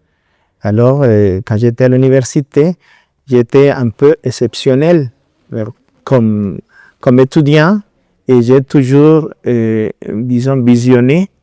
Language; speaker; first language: French; non-native, fluent; Spanish